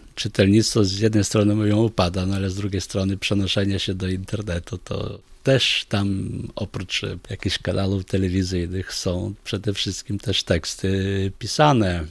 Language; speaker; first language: Polish; non-native, local second language; Ukrainian